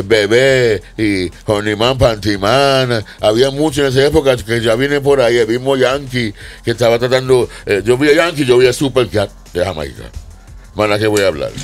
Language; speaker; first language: Spanish; non-native, fluent; English